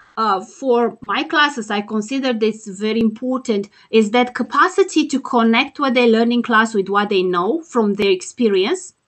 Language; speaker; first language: English; non-native, fluent; Romanian